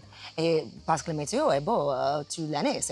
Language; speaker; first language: French; non-native, fluent; English